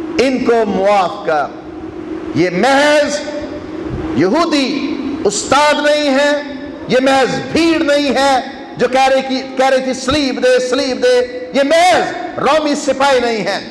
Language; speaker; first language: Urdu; non-native, local second language; Punjabi